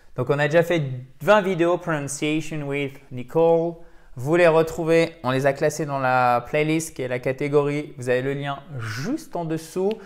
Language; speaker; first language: French; native; French